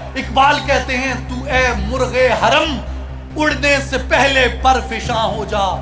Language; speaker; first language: Urdu; non-native, local second language; Punjabi